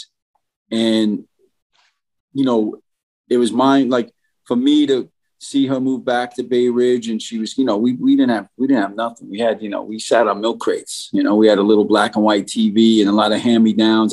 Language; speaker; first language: English; native; English